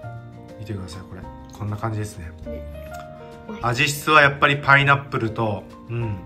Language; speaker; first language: Japanese; native; Japanese